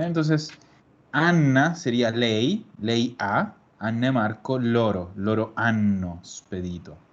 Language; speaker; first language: Italian; non-native, fluent; Spanish